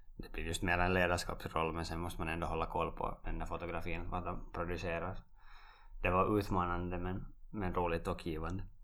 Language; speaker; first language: Swedish; native; Swedish